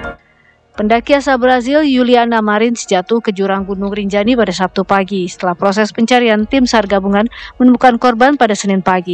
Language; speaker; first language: Indonesian; native; Indonesian